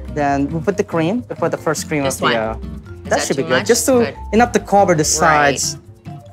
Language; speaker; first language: English; non-native, local second language; Filipino